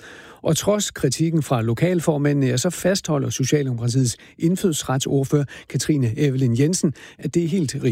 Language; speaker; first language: Danish; native; Danish